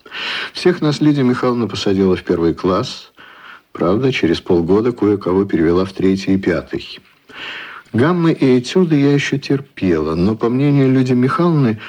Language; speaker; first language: Russian; native; Russian